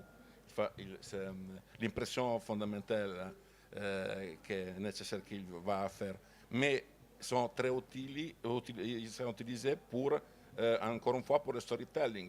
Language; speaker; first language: French; non-native, learner; Italian